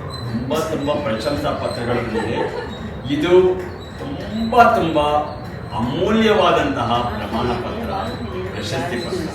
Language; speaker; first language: Kannada; non-native, learner; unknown